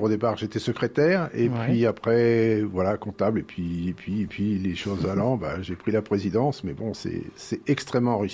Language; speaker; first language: French; native; French